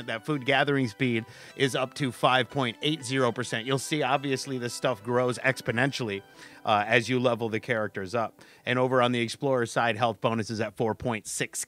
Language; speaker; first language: English; native; English